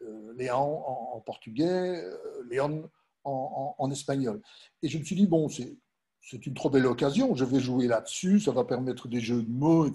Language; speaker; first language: French; native; French